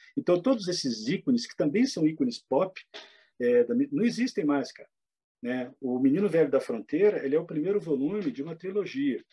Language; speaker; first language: Portuguese; native; Portuguese